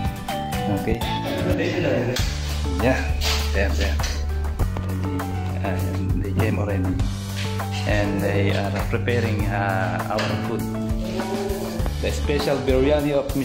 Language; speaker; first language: English; non-native, learner; Filipino